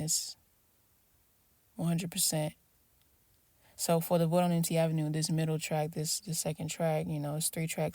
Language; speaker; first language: English; native; English